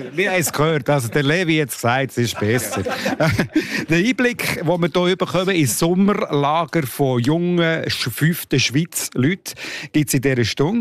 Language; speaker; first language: German; native; German